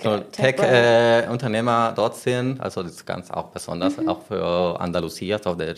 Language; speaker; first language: German; non-native, learner; Spanish